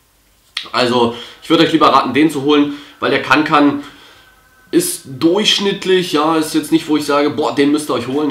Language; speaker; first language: German; native; German